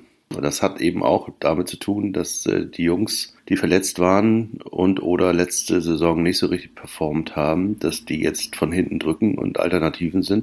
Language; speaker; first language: German; native; German